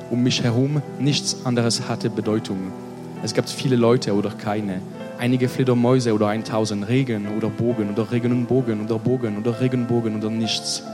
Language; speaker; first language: German; non-native, learner; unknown